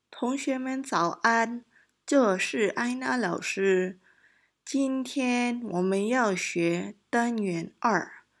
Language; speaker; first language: Chinese; non-native, local second language; Malay